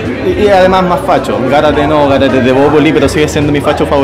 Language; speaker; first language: Spanish; native; Spanish